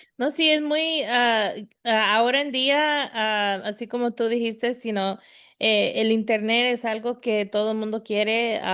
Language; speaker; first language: Spanish; early bilingual, heritage; Spanish